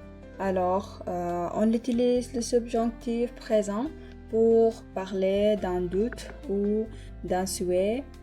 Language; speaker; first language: French; non-native, learner; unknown